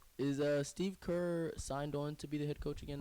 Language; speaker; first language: English; native; English